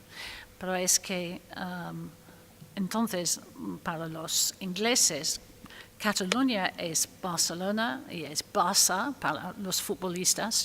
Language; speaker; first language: Spanish; non-native, fluent; English